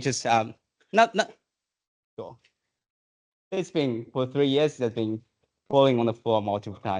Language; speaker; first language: English; non-native, fluent; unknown